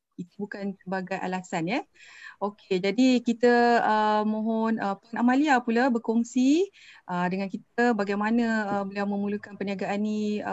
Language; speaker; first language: Malay; native; Malay